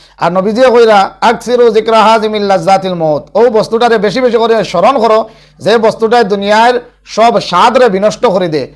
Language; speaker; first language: Bangla; native; Bangla